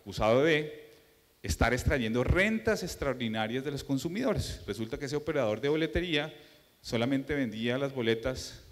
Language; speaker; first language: Spanish; native; Spanish